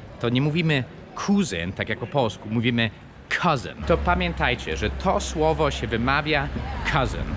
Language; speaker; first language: Polish; non-native, fluent; English